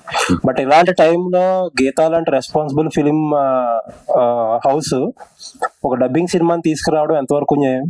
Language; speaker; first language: Telugu; native; Telugu